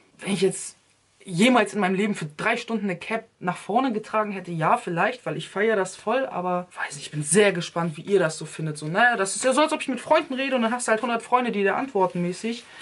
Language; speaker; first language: German; early bilingual, other home language; Turkish